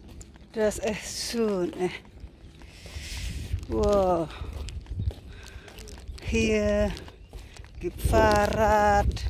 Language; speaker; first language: German; non-native, learner; Indonesian